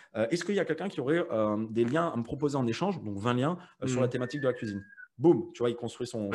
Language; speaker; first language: French; native; French